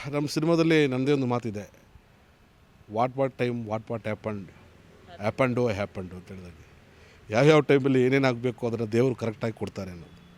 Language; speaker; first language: Kannada; native; Kannada